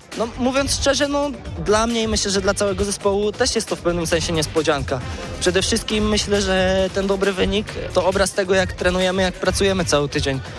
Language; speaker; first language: Polish; native; Polish